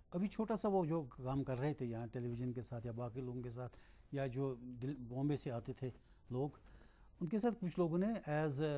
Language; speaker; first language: Hindi; non-native, local second language; Kashmiri